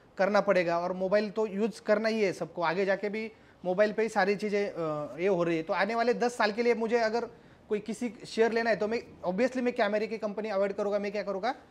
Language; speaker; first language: Hindi; non-native, local second language; Marathi